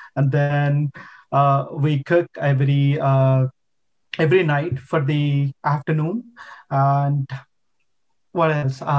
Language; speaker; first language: English; non-native, local second language; Telugu